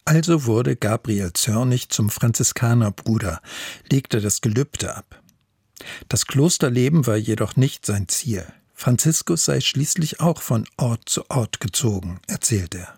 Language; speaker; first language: German; native; German